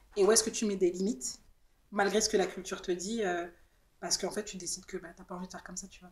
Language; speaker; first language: French; native; French